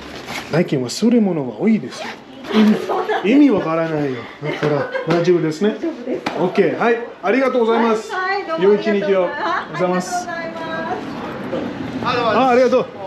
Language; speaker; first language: Japanese; non-native, learner; English